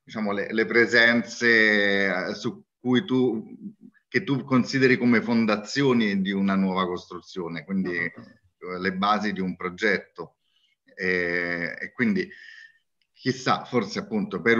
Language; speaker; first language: Italian; native; Italian